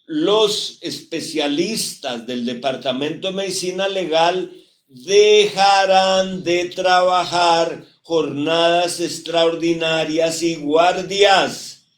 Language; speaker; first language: Spanish; native; Spanish